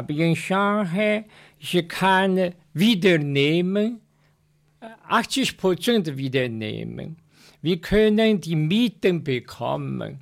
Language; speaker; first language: German; non-native, learner; Chinese